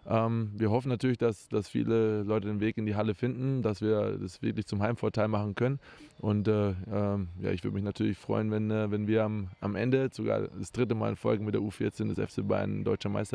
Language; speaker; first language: German; native; German